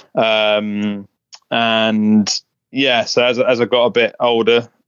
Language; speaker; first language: English; native; English